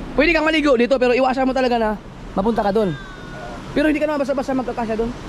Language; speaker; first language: Filipino; non-native, local second language; Cebuano